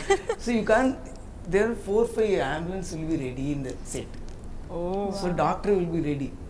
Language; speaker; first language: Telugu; non-native, learner; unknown